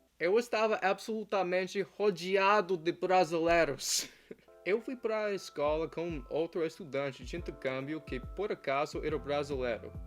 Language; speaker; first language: Portuguese; non-native, fluent; English